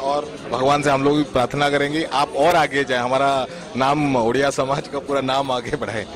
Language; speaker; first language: Hindi; non-native, local second language; Odia